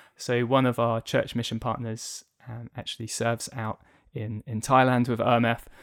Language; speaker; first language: English; native; English